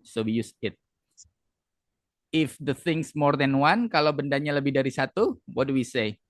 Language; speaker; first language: English; non-native, fluent; Indonesian